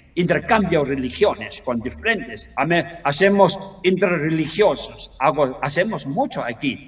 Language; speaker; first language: Spanish; non-native, learner; Tibetan